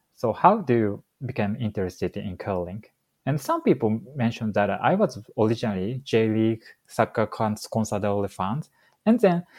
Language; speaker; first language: English; non-native, fluent; Japanese